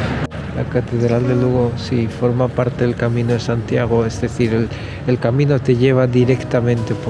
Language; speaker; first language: Spanish; non-native, fluent; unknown